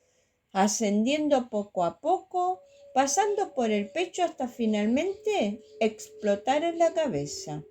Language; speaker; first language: Spanish; native; Spanish